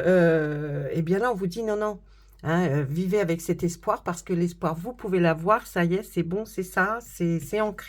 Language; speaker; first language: French; native; French